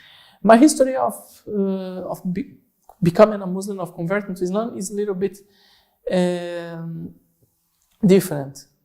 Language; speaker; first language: English; non-native, learner; Portuguese